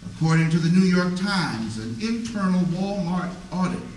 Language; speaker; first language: English; native; English